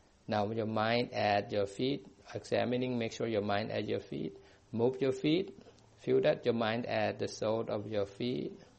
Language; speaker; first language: English; non-native, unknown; Thai